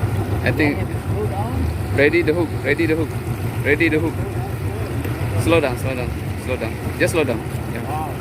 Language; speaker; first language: English; non-native, fluent; Malay